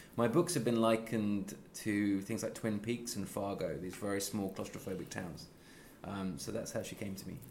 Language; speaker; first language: English; native; English